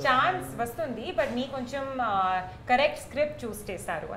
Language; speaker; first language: Telugu; non-native, learner; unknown